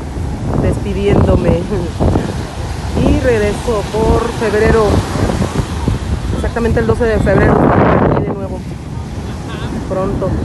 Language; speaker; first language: Spanish; native; Spanish